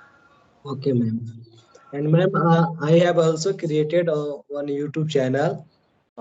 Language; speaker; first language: English; non-native, learner; Hindi